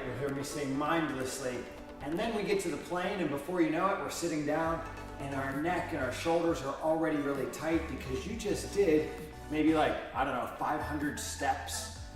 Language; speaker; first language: English; native; English